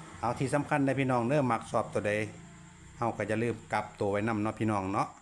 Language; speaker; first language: Thai; non-native, local second language; Northeastern Thai